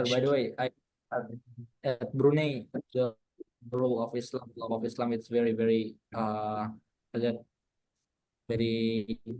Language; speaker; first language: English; non-native, learner; Indonesian